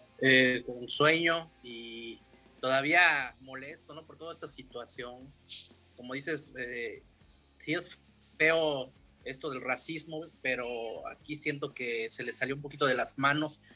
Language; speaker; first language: Spanish; native; Spanish